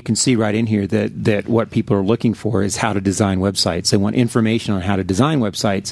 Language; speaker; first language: English; native; English